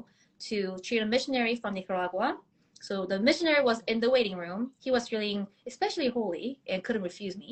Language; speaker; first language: English; native; English